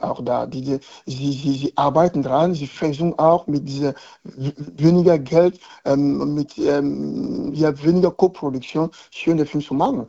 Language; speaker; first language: German; non-native, learner; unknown